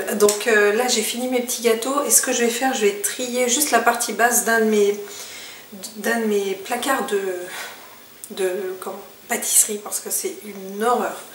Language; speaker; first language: French; native; French